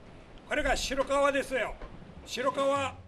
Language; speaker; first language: Japanese; native; Japanese